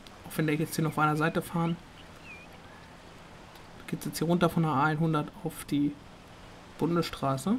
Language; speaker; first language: German; native; German